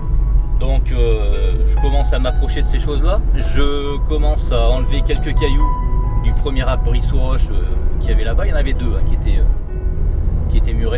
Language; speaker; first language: French; native; French